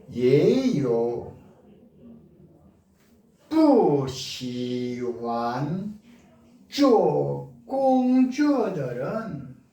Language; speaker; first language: Chinese; non-native, learner; Korean